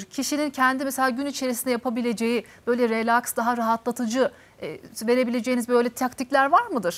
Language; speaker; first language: Turkish; native; Turkish